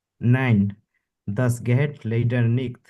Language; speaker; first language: German; non-native, learner; Bangla